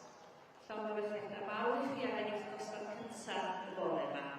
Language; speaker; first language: Welsh; native; Welsh